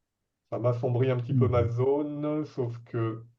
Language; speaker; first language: French; native; French